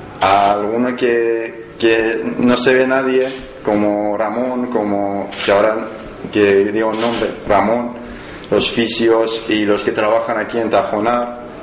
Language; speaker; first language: Spanish; non-native, learner; Persian